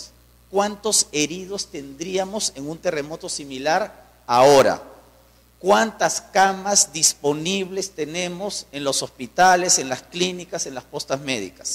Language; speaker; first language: Spanish; native; Spanish